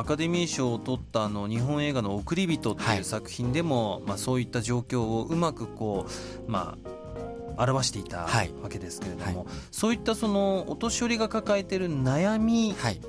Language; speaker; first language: Japanese; native; Japanese